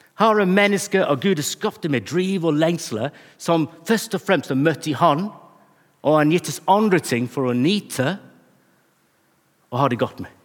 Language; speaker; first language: Norwegian; non-native, fluent; English